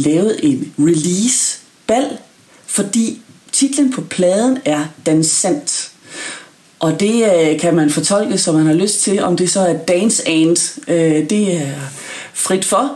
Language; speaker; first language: Danish; native; Danish